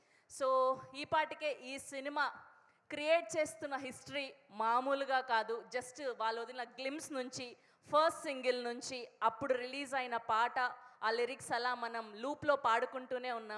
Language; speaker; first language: Telugu; native; Telugu